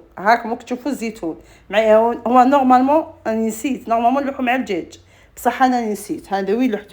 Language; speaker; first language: Arabic; native; Arabic